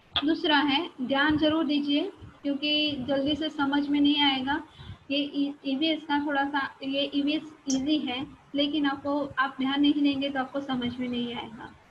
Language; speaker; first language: Hindi; non-native, local second language; Marathi